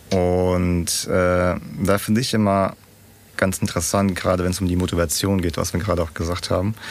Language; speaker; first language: German; early bilingual, other home language; Russian